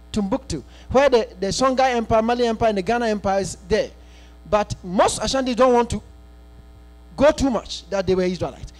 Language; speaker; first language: English; non-native, local second language; Akan